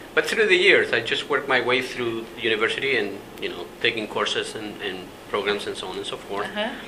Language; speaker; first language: English; non-native, fluent; Spanish